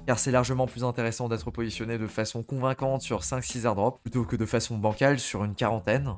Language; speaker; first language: French; native; French